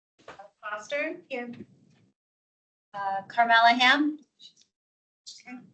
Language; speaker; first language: English; native; English